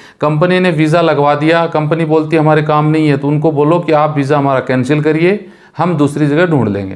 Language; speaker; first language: Hindi; native; Hindi